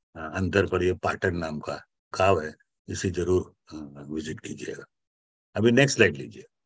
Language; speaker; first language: Hindi; non-native, local second language; Marathi